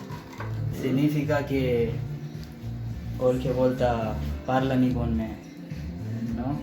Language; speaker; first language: Italian; non-native, learner; Urdu